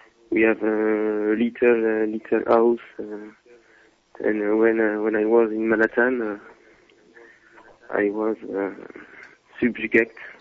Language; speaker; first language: English; non-native, learner; French